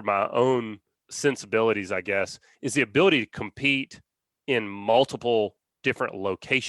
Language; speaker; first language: English; native; English